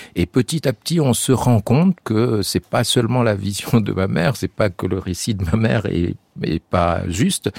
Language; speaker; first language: French; non-native, local second language; Arabic